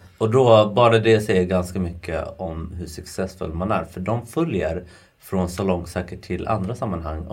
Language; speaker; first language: Swedish; non-native, fluent; Arabic